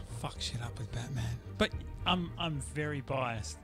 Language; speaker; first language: English; native; English